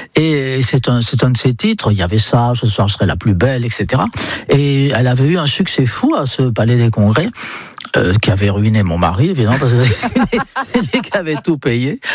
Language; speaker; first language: French; non-native, fluent; English